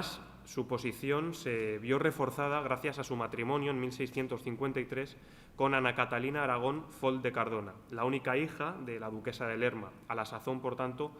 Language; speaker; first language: Spanish; native; Spanish